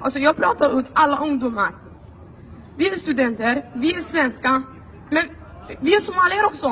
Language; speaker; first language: Swedish; non-native, fluent; Somali